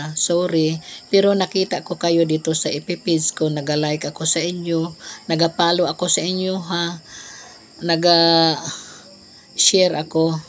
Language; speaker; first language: Filipino; non-native, local second language; Cebuano